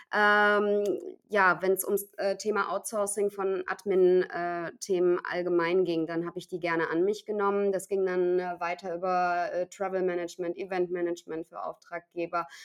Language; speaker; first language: German; native; German